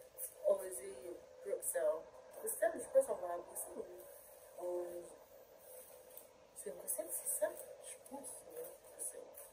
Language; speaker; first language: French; early bilingual, heritage; French